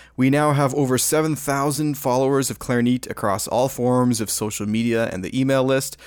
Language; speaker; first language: English; native; English